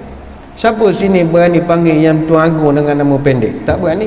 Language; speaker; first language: Malay; native; Malay